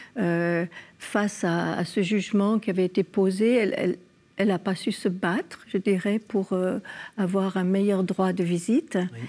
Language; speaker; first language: French; non-native, fluent; English